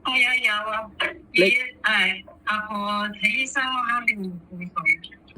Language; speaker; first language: Cantonese; non-native, learner; Indonesian